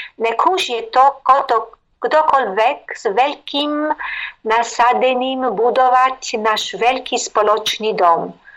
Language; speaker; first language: Slovak; non-native, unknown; Italian